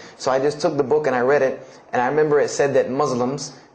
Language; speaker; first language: English; native; English